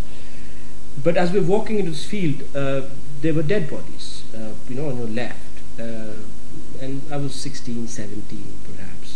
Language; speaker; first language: English; non-native, local second language; Kashmiri